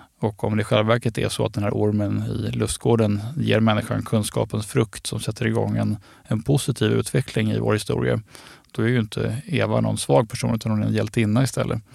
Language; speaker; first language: Swedish; native; Swedish